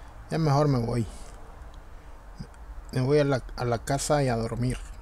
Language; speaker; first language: Spanish; native; Spanish